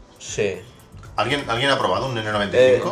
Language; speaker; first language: Spanish; native; Spanish